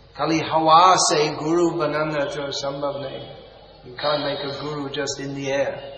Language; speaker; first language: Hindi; non-native, fluent; English